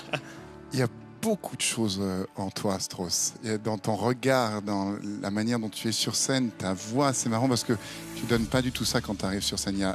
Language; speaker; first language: French; native; French